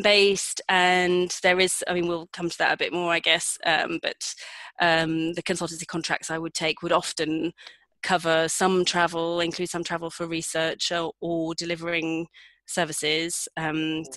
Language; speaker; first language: English; native; English